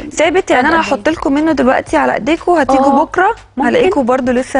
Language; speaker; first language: Arabic; native; Arabic